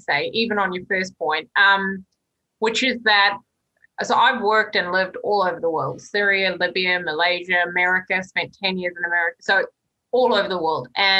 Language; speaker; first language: English; native; English